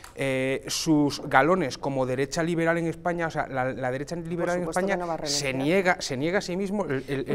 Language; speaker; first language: Spanish; native; Spanish